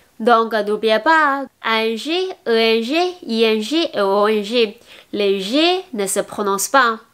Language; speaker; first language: French; non-native, fluent; Chinese